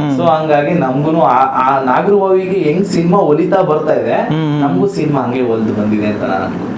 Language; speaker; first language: Kannada; native; Kannada